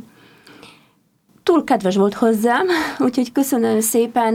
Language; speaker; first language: Hungarian; non-native, fluent; Polish